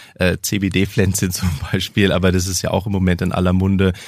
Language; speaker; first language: German; early bilingual, heritage; German